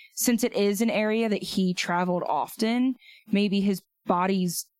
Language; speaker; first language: English; native; English